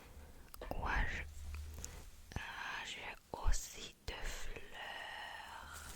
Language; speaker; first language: French; non-native, learner; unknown